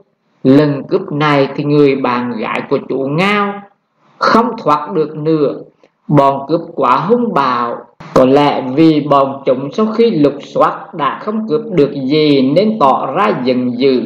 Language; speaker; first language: Vietnamese; native; Vietnamese